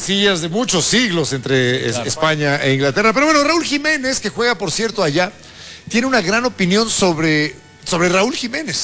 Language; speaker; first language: Spanish; native; Spanish